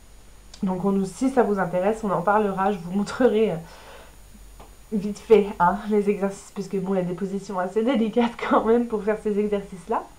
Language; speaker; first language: French; native; French